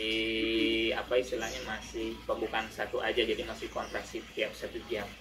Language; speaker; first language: Indonesian; native; Indonesian